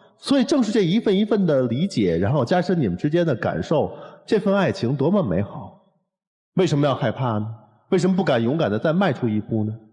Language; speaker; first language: Chinese; native; Chinese